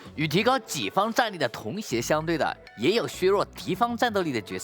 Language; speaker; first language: Chinese; native; Chinese